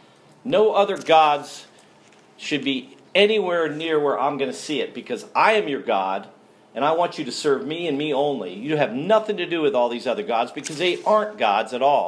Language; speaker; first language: English; native; English